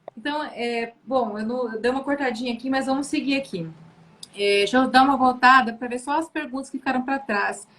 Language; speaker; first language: Portuguese; native; Portuguese